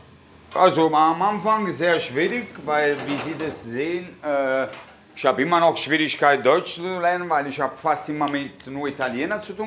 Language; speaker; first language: German; non-native, fluent; Italian